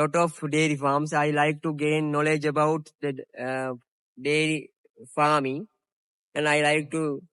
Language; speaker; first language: English; non-native, local second language; Sinhala